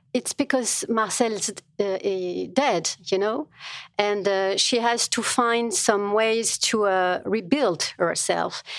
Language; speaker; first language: English; non-native, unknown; French